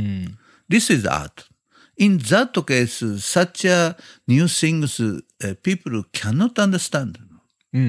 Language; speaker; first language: English; non-native, learner; Japanese